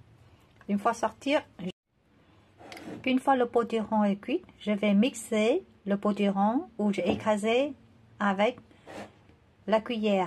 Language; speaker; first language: French; non-native, learner; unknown